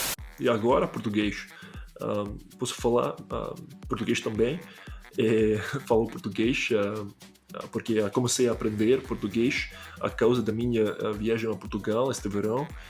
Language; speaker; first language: Portuguese; non-native, learner; English